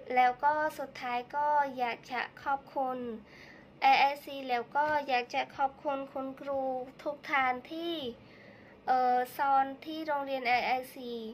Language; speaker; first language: Thai; non-native, learner; Khmer